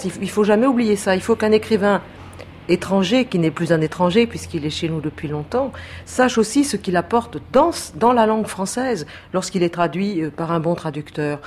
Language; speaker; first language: French; native; French